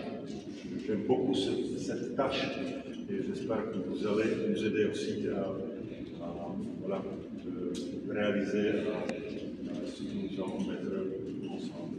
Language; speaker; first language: French; non-native, fluent; Czech